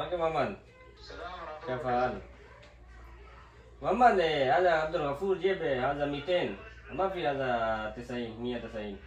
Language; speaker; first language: Arabic; non-native, learner; Urdu